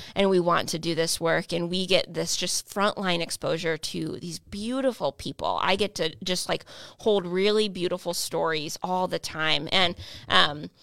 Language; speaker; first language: English; native; English